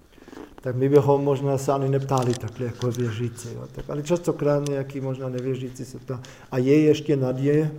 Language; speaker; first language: Czech; non-native, fluent; German